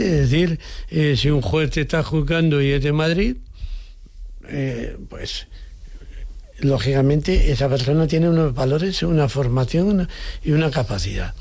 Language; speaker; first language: Spanish; native; Spanish